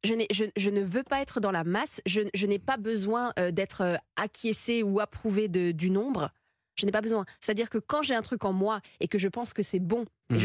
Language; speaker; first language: French; native; French